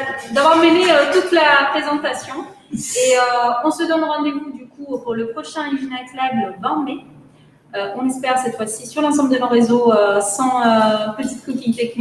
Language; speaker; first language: French; native; French